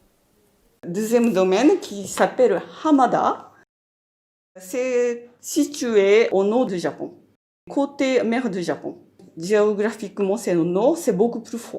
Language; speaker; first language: French; non-native, fluent; Japanese